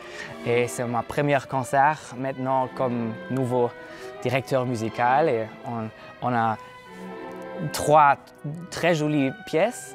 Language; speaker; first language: French; non-native, learner; German